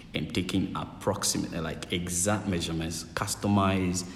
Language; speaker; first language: English; non-native, local second language; Akan